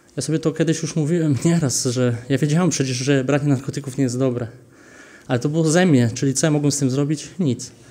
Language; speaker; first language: Polish; early bilingual, heritage; Polish